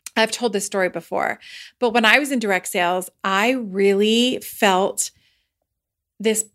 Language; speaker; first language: English; native; English